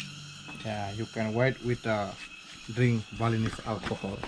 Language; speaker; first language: English; non-native, learner; Indonesian